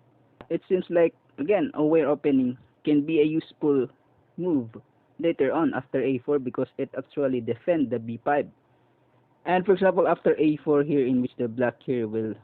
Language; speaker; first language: English; non-native, local second language; Filipino